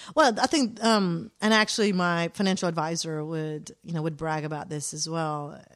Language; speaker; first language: English; native; English